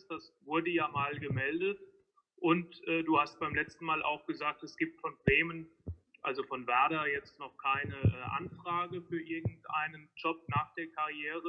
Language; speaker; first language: German; native; German